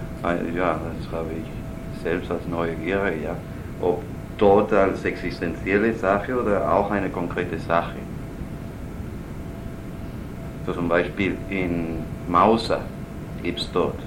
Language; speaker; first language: German; non-native, learner; Spanish